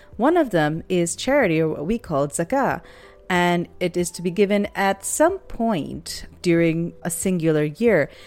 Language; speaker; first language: English; non-native, local second language; Urdu